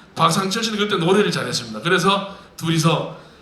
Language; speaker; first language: Korean; native; Korean